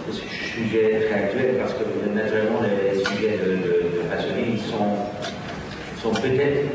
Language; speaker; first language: French; non-native, learner; Dutch